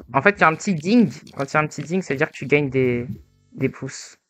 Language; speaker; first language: French; native; French